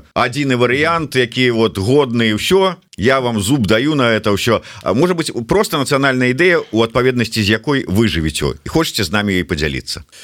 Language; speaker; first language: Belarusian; non-native, local second language; Russian